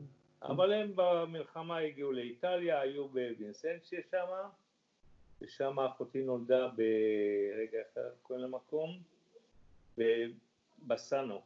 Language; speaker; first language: Hebrew; early bilingual, other home language; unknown